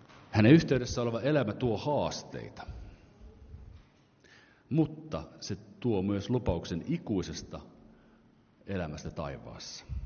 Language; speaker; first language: Finnish; native; Finnish